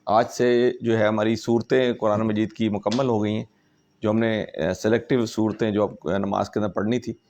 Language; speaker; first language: Urdu; non-native, local second language; Punjabi